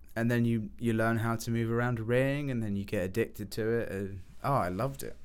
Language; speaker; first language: English; native; English